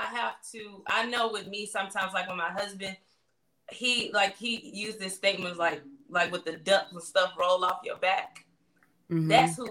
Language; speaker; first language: English; native; English